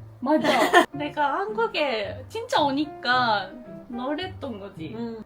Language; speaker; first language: Korean; non-native, fluent; Japanese